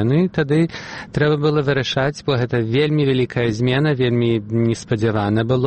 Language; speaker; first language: Belarusian; early bilingual, heritage; Belarusian